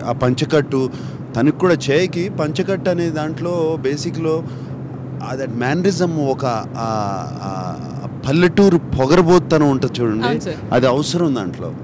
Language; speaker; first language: Telugu; native; Telugu